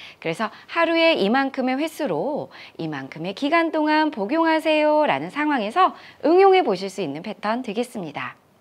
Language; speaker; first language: Korean; native; Korean